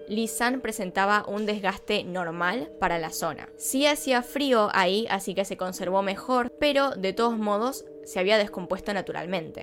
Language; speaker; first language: Spanish; native; Spanish